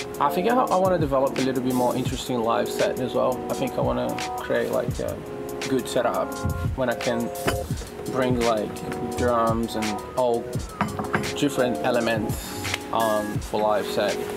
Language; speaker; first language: English; non-native, fluent; Portuguese